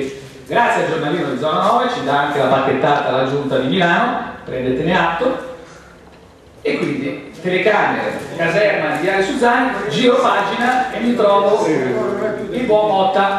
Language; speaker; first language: Italian; native; Italian